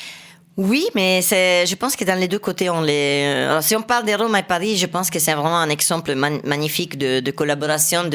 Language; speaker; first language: French; non-native, fluent; Italian